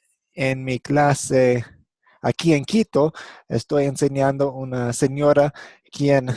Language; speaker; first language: Spanish; non-native, fluent; English